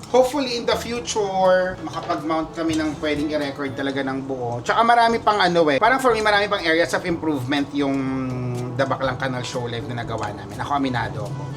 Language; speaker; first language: Filipino; non-native, local second language; Pampanga